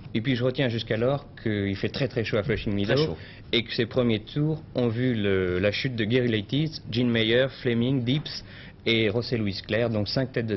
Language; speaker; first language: French; native; French